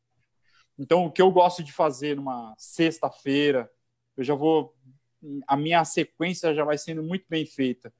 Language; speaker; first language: Portuguese; native; Portuguese